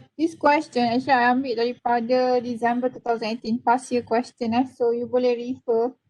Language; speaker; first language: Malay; native; Malay